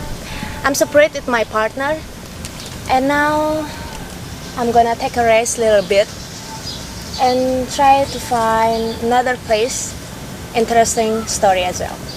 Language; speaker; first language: English; non-native, local second language; Indonesian